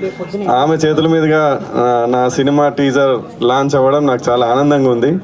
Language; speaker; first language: Telugu; native; Telugu